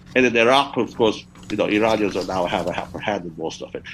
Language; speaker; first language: English; early bilingual, other home language; Persian